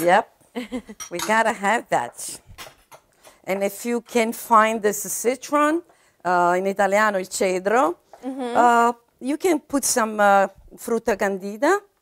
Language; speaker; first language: English; non-native, fluent; Italian